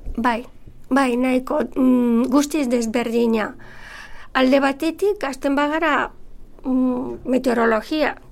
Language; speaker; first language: Basque; non-native, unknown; Bulgarian